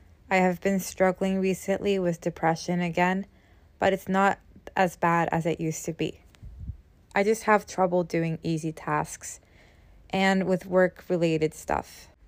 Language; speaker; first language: English; native; English